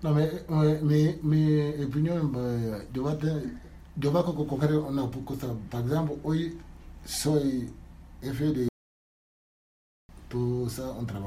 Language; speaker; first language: Spanish; non-native, learner; Wolof